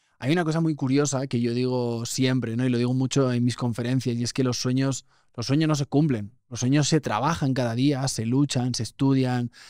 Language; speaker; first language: Spanish; native; Spanish